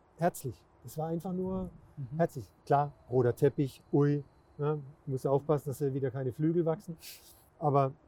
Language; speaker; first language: German; native; German